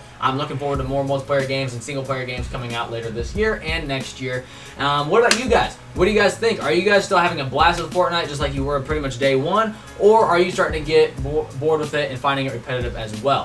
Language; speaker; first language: English; native; English